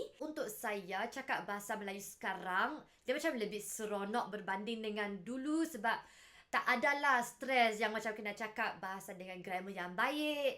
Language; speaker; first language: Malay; non-native, local second language; English